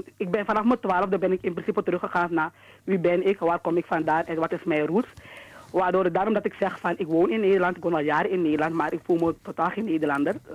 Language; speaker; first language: Dutch; native; Dutch